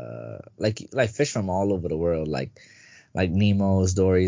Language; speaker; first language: English; native; English